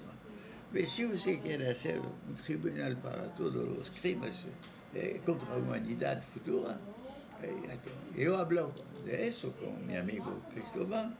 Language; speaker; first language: Spanish; non-native, fluent; French